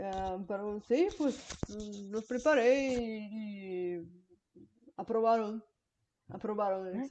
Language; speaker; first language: Spanish; non-native, fluent; Bulgarian